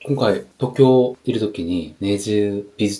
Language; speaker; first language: Japanese; non-native, learner; Korean